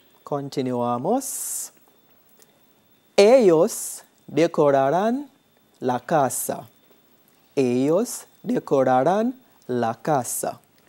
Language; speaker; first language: Spanish; non-native, fluent; English